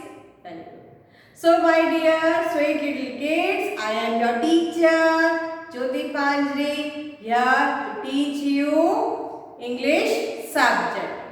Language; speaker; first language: English; non-native, local second language; Hindi